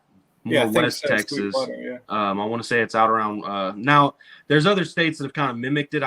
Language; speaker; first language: English; native; English